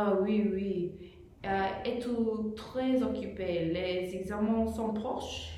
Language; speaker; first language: French; non-native, learner; English